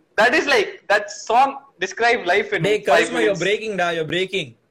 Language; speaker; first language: English; non-native, local second language; Tamil